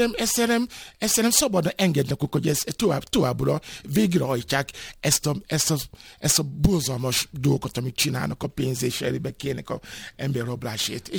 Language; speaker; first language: Hungarian; non-native, learner; Yoruba